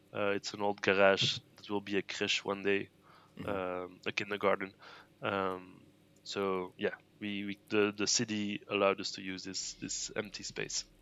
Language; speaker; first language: English; non-native, fluent; Dutch